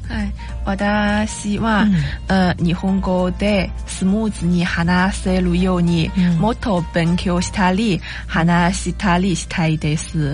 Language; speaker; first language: Japanese; non-native, learner; Chinese